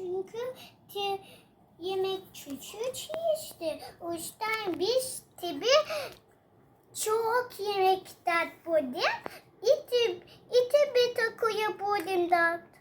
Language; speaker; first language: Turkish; early bilingual, heritage; Turkish